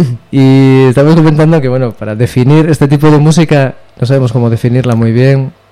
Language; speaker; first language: Spanish; native; Spanish